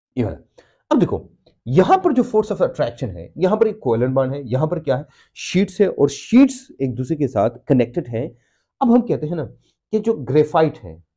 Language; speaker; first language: Urdu; non-native, local second language; Pashto